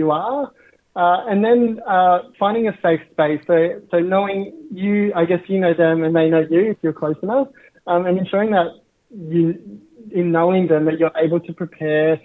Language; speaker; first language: English; native; English